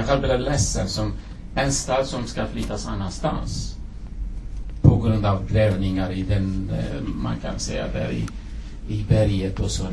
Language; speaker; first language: Swedish; non-native, fluent; Kurdish